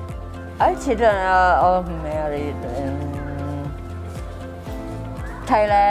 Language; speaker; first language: English; non-native, learner; Thai